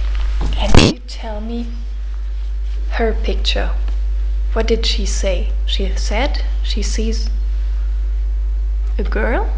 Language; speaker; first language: English; non-native, fluent; German